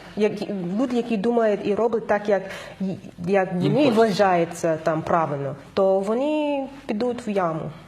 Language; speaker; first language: Ukrainian; non-native, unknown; English